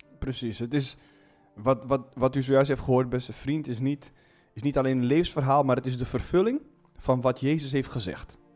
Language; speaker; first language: Dutch; non-native, fluent; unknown